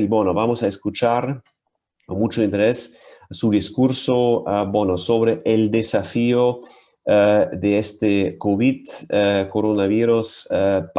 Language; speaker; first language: Spanish; non-native, fluent; German